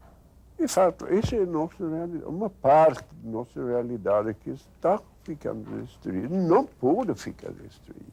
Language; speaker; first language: Portuguese; non-native, learner; Swedish